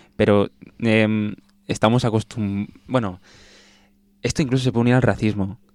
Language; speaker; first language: Spanish; early bilingual, other home language; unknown